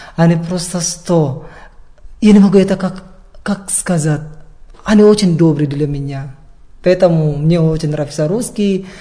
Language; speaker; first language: Russian; non-native, learner; Indonesian